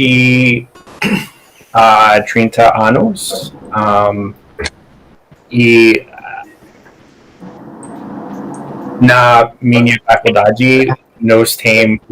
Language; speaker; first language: Portuguese; non-native, learner; English